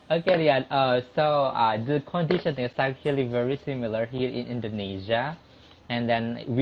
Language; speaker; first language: English; non-native, local second language; Indonesian